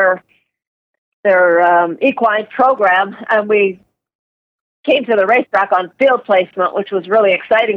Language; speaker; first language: English; native; English